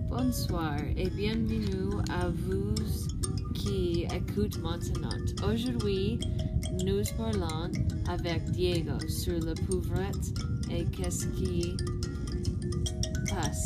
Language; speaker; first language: French; non-native, learner; English